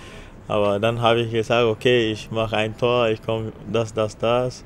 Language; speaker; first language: German; non-native, fluent; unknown